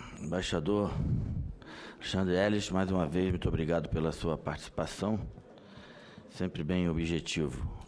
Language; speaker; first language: Portuguese; native; Portuguese